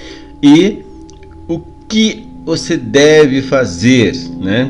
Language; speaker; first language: Portuguese; native; Portuguese